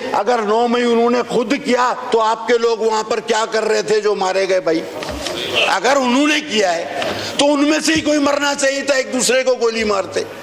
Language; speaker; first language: Urdu; non-native, local second language; Sindhi